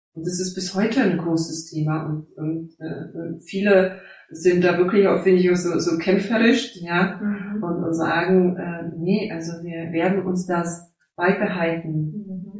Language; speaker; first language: German; early bilingual, heritage; German